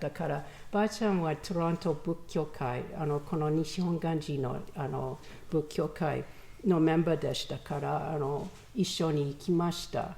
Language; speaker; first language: Japanese; non-native, learner; English